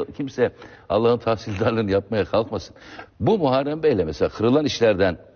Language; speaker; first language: Turkish; native; Turkish